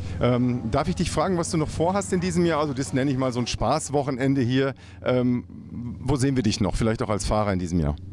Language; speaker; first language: German; native; German